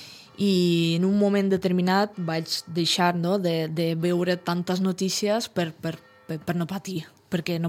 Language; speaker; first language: Catalan; non-native, fluent; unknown